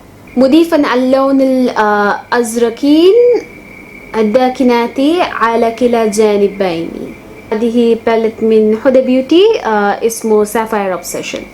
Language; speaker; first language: Arabic; non-native, local second language; Bangla